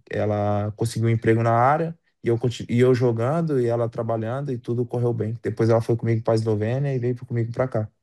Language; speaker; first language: Portuguese; native; Portuguese